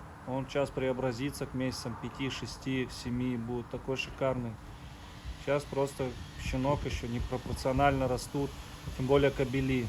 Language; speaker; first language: Russian; native; Russian